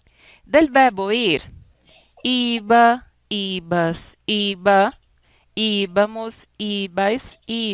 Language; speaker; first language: Spanish; non-native, fluent; Portuguese